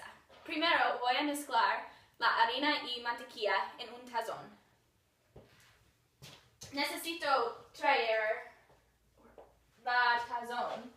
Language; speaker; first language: Spanish; non-native, learner; English